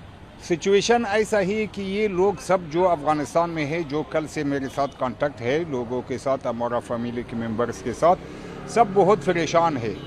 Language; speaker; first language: Hindi; non-native, fluent; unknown